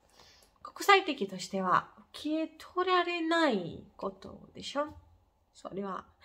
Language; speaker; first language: Japanese; non-native, fluent; Ukrainian